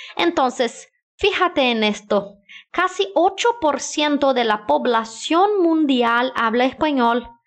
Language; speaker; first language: Spanish; non-native, fluent; Portuguese